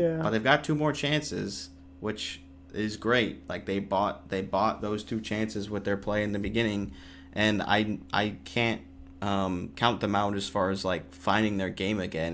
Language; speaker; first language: English; native; English